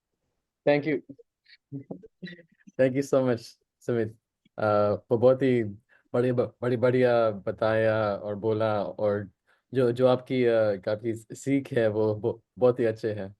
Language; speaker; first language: Hindi; non-native, local second language; English